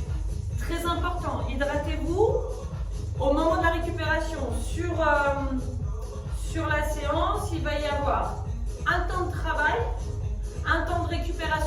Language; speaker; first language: French; native; French